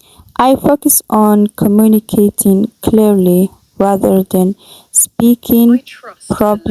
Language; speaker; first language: English; non-native, learner; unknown